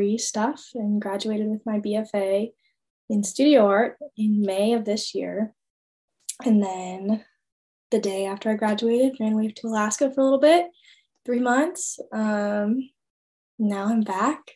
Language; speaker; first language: English; native; English